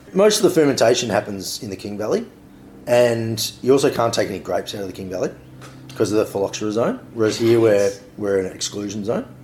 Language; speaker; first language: English; native; English